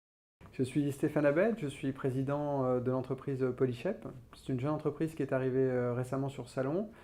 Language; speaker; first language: French; native; French